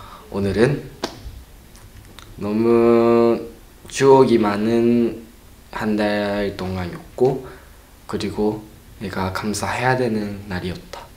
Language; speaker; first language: Korean; non-native, learner; Japanese